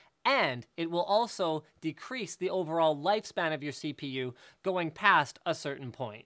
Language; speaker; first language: English; native; English